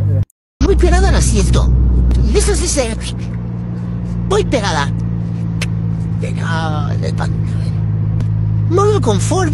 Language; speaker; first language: Spanish; native; Spanish